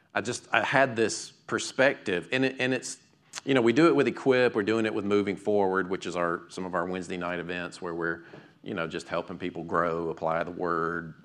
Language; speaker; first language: English; native; English